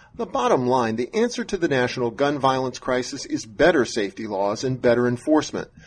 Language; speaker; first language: English; native; English